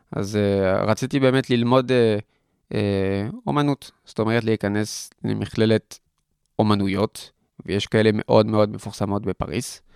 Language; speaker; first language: Hebrew; non-native, fluent; French